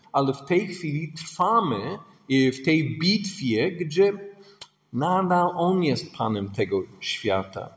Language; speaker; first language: Polish; non-native, fluent; English